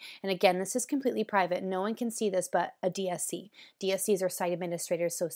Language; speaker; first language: English; native; English